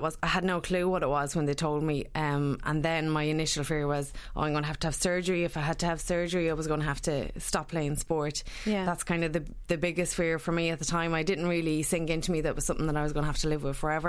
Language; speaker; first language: English; native; English